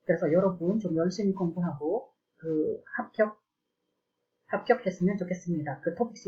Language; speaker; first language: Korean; non-native, fluent; Indonesian